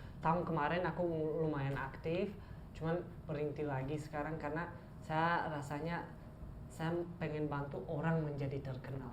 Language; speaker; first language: Indonesian; non-native, fluent; Tajik